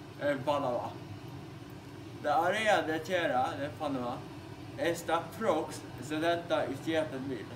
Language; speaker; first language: Spanish; non-native, learner; Swedish